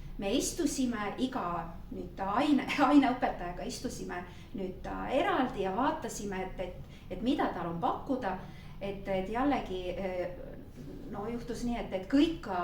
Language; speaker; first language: Estonian; non-native, local second language; Russian